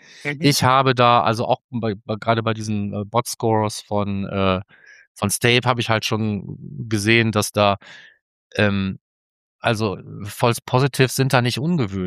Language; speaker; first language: German; native; German